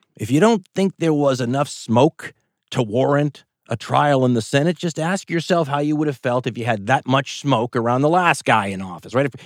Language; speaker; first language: English; native; English